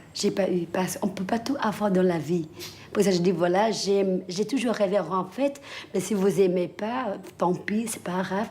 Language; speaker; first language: French; non-native, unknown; Vietnamese